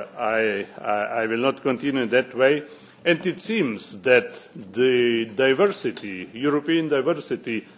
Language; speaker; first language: English; non-native, fluent; Slovenian